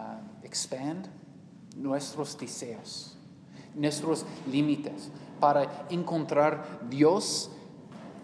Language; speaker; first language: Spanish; non-native, learner; English